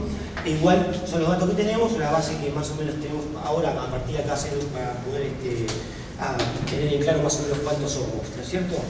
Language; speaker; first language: Spanish; native; Spanish